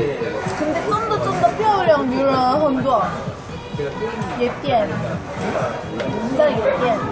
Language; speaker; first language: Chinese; non-native, learner; Korean